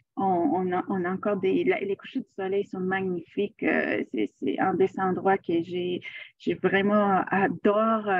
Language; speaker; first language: French; non-native, fluent; Spanish